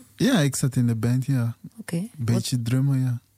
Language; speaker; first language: Dutch; native; Dutch